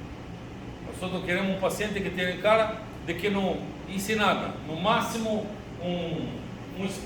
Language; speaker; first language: Spanish; non-native, learner; Portuguese